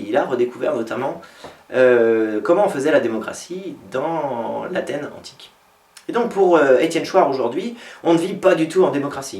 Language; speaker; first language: French; native; French